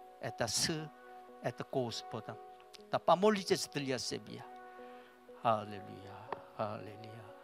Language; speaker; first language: Russian; non-native, learner; Korean